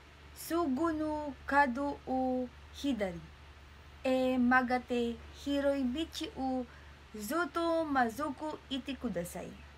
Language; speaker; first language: Japanese; non-native, learner; Filipino